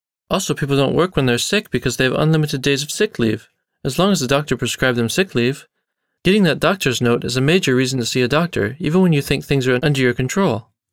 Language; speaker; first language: English; native; English